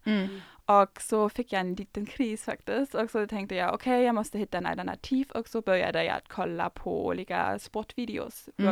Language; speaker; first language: Swedish; non-native, fluent; German